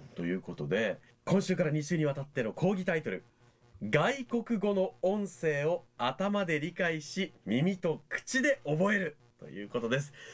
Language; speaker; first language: Japanese; native; Japanese